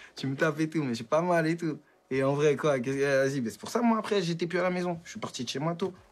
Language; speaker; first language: French; native; French